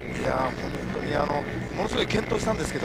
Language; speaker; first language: Japanese; native; Japanese